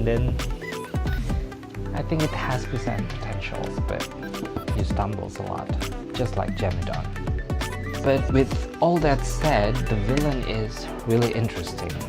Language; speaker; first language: English; non-native, fluent; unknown